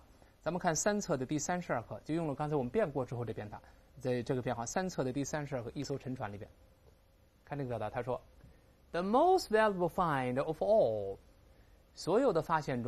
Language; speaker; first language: Chinese; native; Chinese